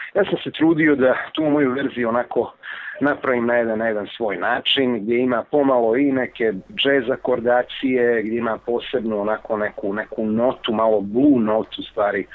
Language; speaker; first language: Serbian; native; Serbian